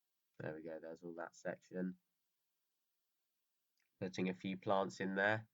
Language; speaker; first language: English; native; English